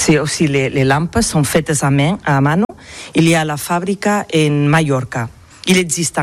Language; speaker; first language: French; non-native, learner; Catalan